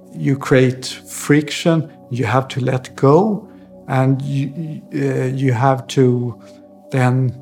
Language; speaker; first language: English; non-native, fluent; Swedish